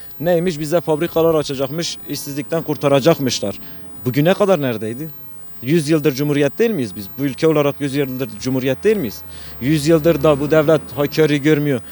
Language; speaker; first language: Turkish; non-native, local second language; Kurdish